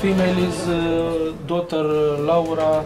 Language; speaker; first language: English; non-native, fluent; Romanian